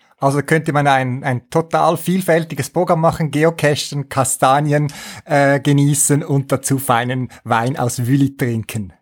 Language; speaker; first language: German; native; German